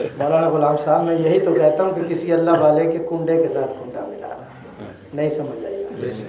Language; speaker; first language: Urdu; non-native, local second language; Punjabi